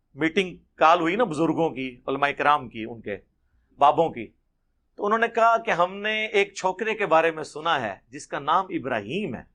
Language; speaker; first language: Urdu; non-native, local second language; Punjabi